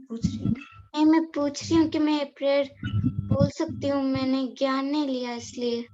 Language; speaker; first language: Hindi; non-native, local second language; Gujarati